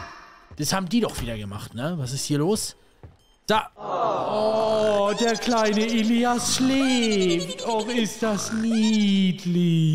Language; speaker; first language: German; native; German